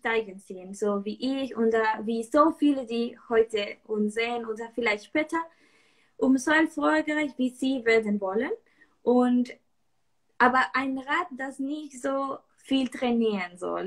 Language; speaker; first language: German; non-native, learner; Spanish